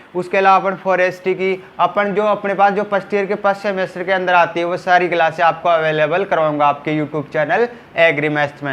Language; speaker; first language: Hindi; native; Hindi